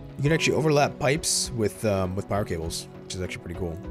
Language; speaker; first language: English; native; English